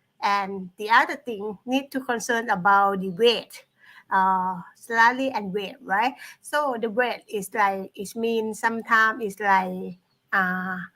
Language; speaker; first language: English; non-native, learner; Thai